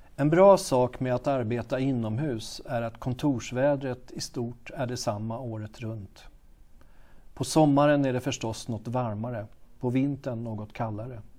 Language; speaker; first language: Swedish; native; Swedish